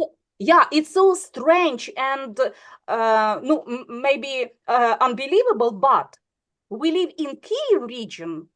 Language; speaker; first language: English; non-native, learner; Ukrainian